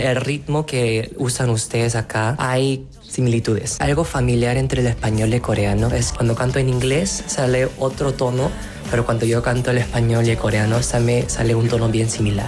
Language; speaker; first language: Spanish; non-native, learner; Korean